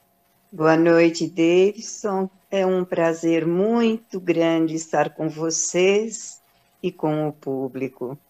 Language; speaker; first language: Portuguese; native; Portuguese